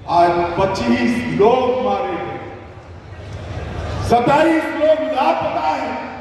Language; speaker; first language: Hindi; non-native, local second language; Gujarati